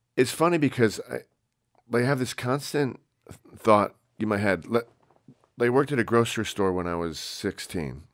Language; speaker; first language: English; native; English